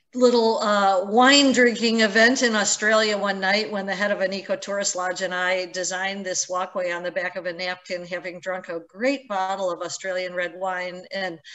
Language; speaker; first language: English; native; English